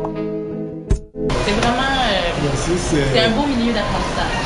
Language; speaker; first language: French; native; French